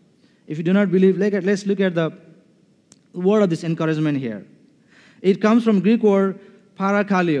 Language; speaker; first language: English; non-native, fluent; Nepali